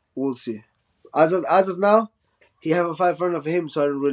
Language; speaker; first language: English; non-native, fluent; Spanish